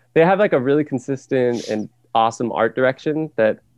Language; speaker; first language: English; native; English